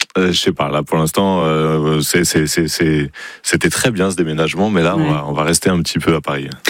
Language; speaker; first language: French; native; French